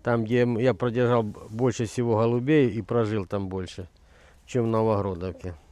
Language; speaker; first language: Russian; non-native, local second language; Ukrainian